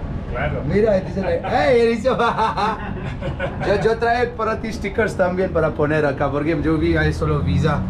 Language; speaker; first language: Spanish; non-native, learner; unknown